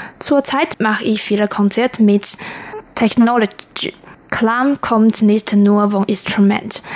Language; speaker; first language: German; non-native, learner; Chinese